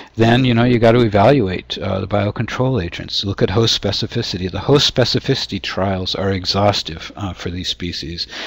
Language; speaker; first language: English; native; English